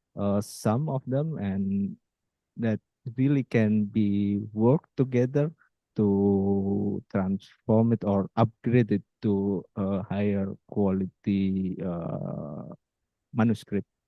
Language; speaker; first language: English; non-native, fluent; Indonesian